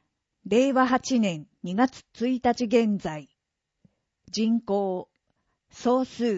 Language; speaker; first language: Japanese; native; Japanese